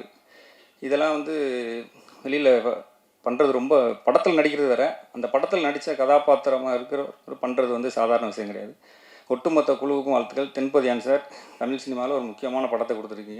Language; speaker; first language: Tamil; native; Tamil